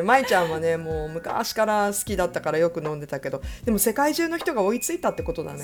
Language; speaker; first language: Japanese; native; Japanese